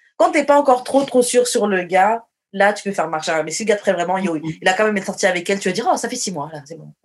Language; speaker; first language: French; native; French